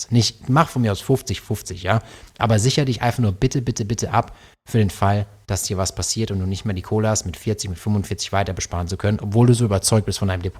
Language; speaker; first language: German; native; German